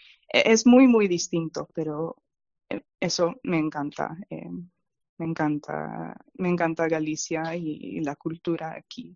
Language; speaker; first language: Spanish; non-native, fluent; English